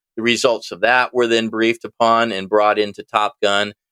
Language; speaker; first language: English; native; English